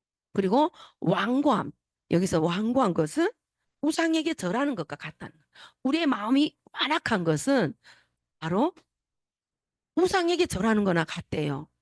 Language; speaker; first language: Korean; native; Korean